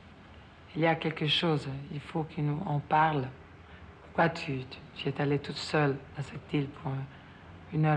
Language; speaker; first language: French; non-native, fluent; Italian